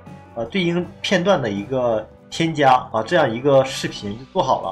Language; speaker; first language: Chinese; native; Chinese